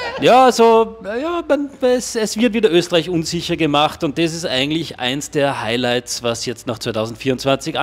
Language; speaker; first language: German; native; German